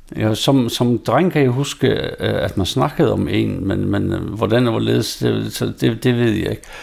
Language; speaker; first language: Danish; non-native, local second language; Faroese